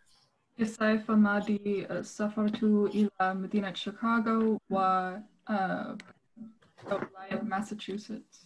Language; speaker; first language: Arabic; non-native, learner; English